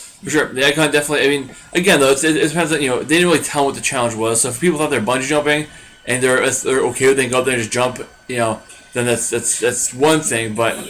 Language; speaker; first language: English; native; English